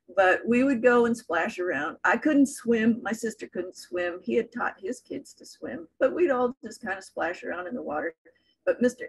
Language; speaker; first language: English; native; English